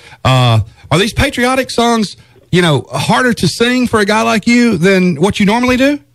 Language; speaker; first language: English; native; English